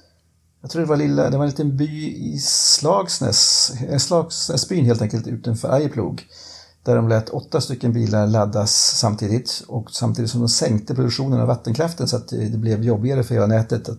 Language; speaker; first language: Swedish; native; Swedish